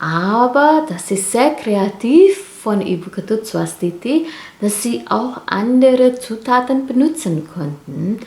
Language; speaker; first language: German; non-native, fluent; Indonesian